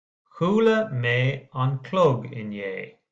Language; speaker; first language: Irish; non-native, local second language; English